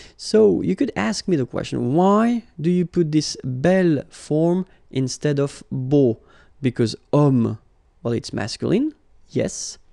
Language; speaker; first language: English; non-native, fluent; French